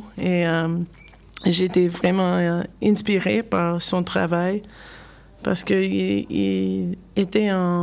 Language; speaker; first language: French; non-native, learner; English